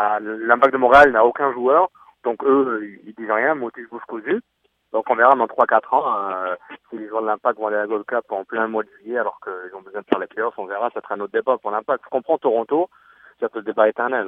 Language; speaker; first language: French; native; French